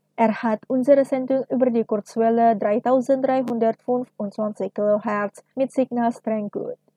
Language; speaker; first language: German; non-native, fluent; Indonesian